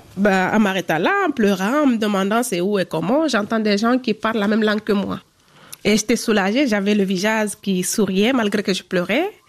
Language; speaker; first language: French; non-native, local second language; Fula